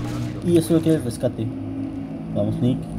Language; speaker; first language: Spanish; native; Spanish